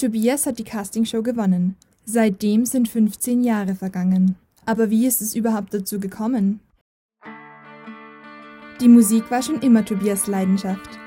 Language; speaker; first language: German; native; German